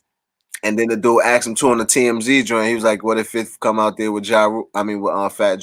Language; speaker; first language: English; native; English